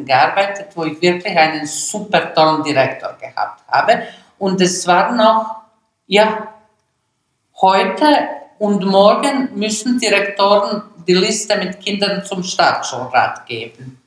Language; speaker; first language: German; non-native, fluent; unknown